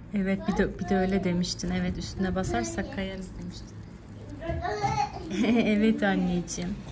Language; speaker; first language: Turkish; native; Turkish